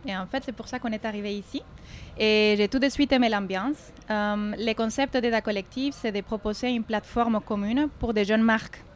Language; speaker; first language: French; non-native, fluent; Spanish